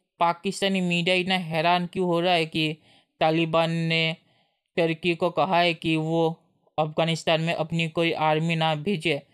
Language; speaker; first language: Hindi; native; Hindi